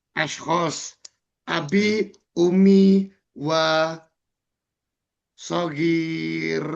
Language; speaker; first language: Arabic; non-native, learner; Indonesian